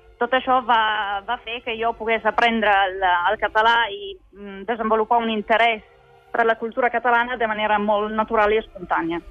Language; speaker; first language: Catalan; non-native, fluent; Italian